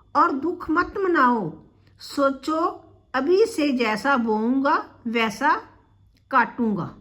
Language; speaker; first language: Hindi; non-native, local second language; Punjabi